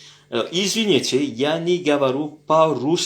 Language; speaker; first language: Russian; non-native, fluent; French